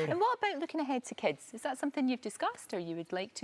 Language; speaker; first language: English; native; English